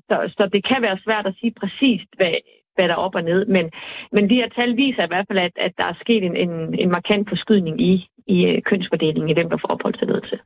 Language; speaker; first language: Danish; native; Danish